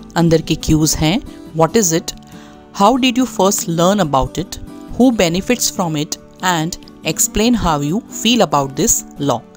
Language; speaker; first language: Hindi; non-native, local second language; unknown